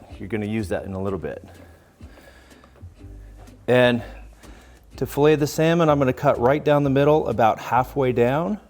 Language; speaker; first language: English; native; English